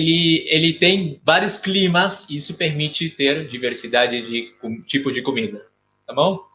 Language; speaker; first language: Portuguese; non-native, fluent; Spanish